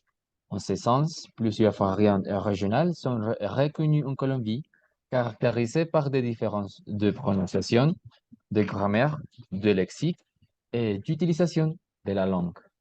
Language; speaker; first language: French; non-native, learner; Spanish